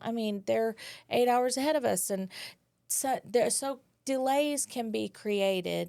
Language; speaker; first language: English; native; English